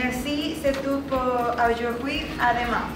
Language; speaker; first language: French; non-native, learner; Spanish